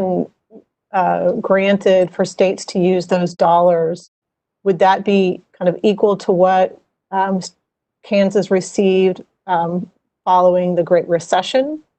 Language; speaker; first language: English; native; English